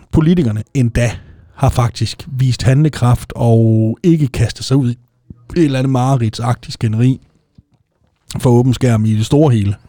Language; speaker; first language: Danish; native; Danish